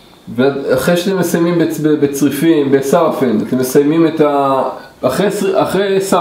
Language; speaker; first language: Hebrew; native; Hebrew